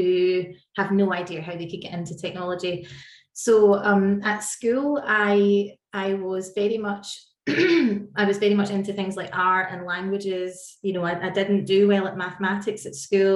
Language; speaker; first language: English; native; English